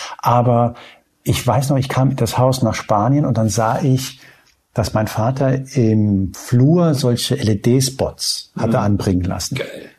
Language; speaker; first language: German; early bilingual, other home language; Spanish